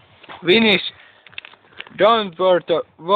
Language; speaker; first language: English; non-native, learner; Finnish